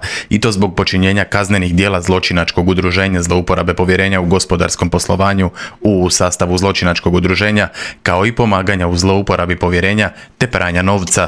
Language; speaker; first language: Croatian; native; Croatian